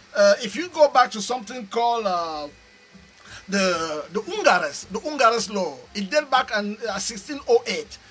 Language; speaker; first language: English; non-native, local second language; French